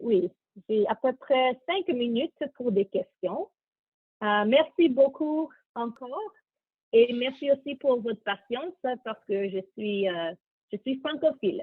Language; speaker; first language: French; non-native, learner; English